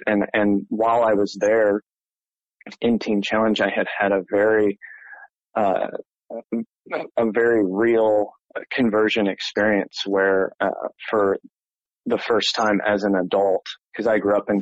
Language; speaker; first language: English; native; English